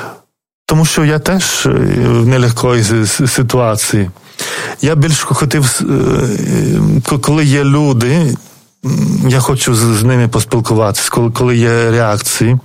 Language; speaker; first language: Ukrainian; non-native, fluent; Lithuanian